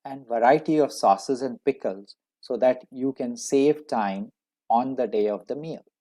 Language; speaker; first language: English; non-native, local second language; Marathi